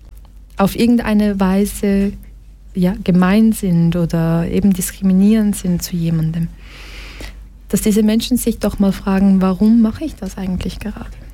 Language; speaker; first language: German; early bilingual, other home language; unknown